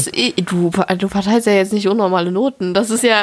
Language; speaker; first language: German; native; German